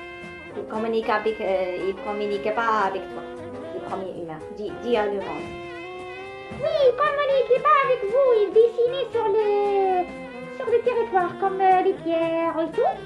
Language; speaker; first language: French; non-native, local second language; Arabic